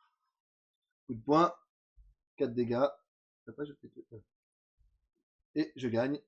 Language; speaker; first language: French; native; French